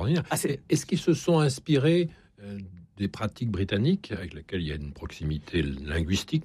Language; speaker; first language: French; native; French